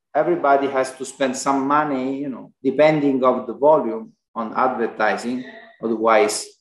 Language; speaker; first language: English; non-native, learner; Italian